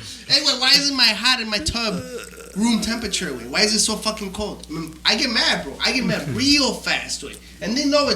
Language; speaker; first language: English; early bilingual, other home language; Spanish